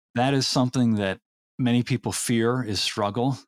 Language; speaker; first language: English; native; English